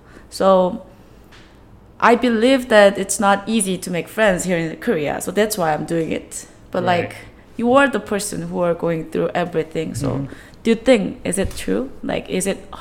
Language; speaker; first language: English; non-native, fluent; Korean